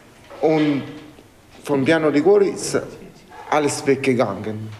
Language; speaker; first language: German; non-native, learner; Italian